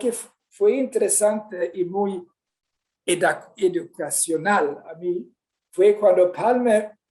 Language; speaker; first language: Spanish; non-native, fluent; Swedish